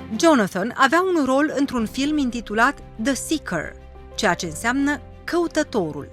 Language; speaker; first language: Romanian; native; Romanian